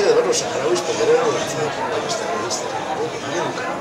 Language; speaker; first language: Spanish; native; Spanish